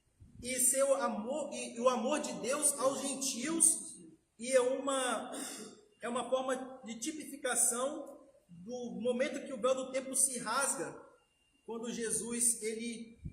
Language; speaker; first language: Portuguese; native; Portuguese